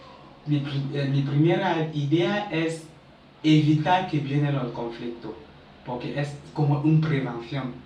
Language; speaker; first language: Spanish; non-native, learner; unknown